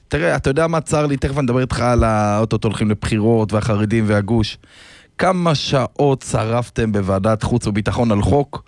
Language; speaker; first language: Hebrew; native; Hebrew